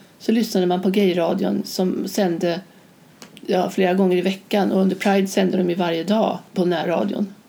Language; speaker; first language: Swedish; native; Swedish